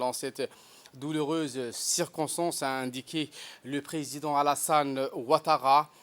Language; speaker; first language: French; native; French